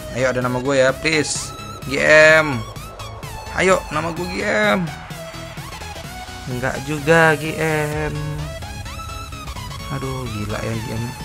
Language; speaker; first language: Indonesian; native; Indonesian